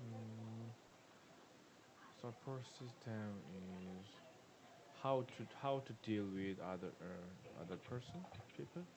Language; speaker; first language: English; non-native, learner; Korean